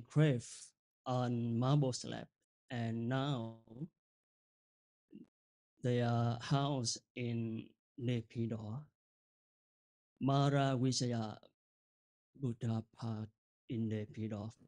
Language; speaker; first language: English; non-native, fluent; Vietnamese